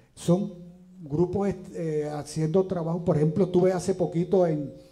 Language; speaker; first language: Spanish; native; Spanish